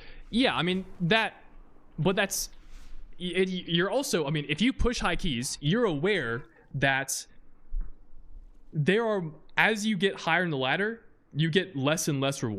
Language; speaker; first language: English; native; English